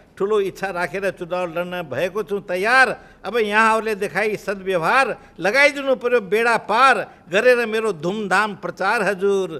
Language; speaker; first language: Nepali; non-native, local second language; Marwari